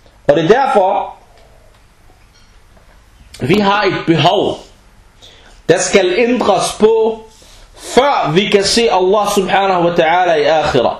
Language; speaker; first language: Danish; early bilingual, other home language; Arabic